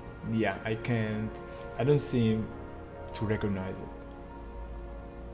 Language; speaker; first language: English; non-native, fluent; Italian